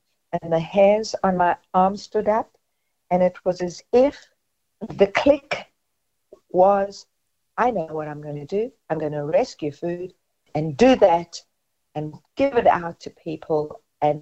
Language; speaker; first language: English; native; English